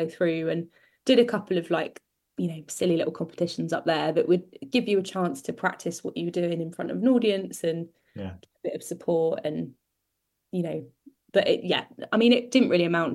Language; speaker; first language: English; native; English